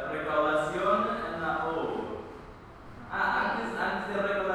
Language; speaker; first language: Spanish; non-native, fluent; English